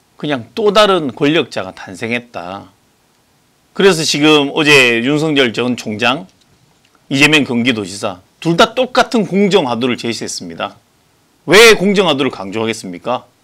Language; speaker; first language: Korean; native; Korean